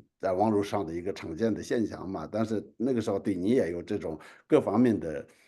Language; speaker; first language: Chinese; non-native, local second language; Tibetan